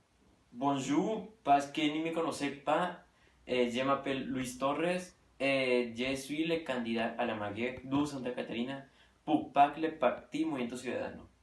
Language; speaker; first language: French; non-native, learner; Spanish